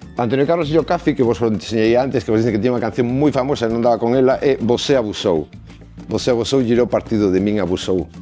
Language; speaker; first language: Galician; non-native, local second language; Spanish